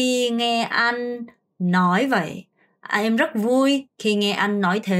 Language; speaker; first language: Vietnamese; non-native, fluent; Korean